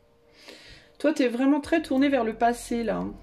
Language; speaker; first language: French; native; French